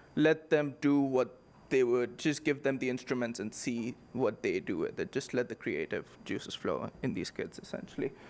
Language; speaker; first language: English; non-native, local second language; Urdu